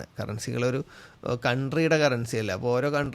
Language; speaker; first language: Malayalam; native; Malayalam